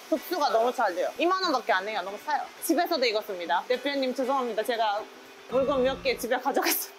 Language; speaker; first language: Korean; non-native, fluent; Turkish